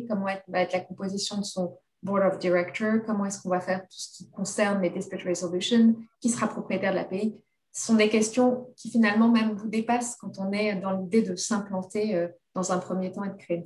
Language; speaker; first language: French; native; French